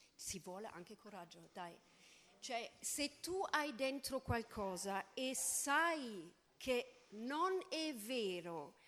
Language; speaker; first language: Italian; non-native, fluent; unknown